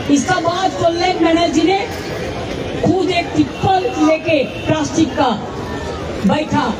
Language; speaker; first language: Hindi; non-native, local second language; Bangla